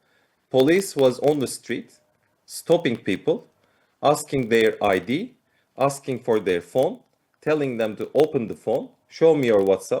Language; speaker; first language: English; non-native, fluent; Turkish